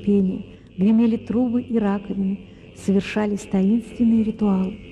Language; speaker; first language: Russian; native; Russian